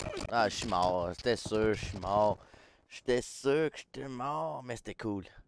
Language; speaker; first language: French; native; French